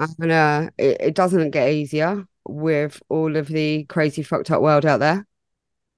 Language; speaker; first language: English; native; English